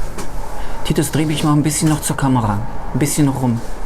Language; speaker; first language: German; non-native, fluent; Russian